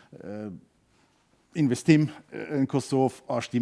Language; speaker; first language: Albanian; non-native, learner; German